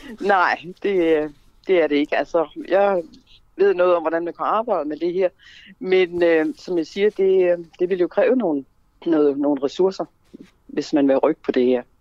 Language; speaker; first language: Danish; native; Danish